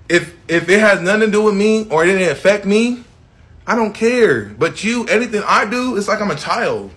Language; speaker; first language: English; native; English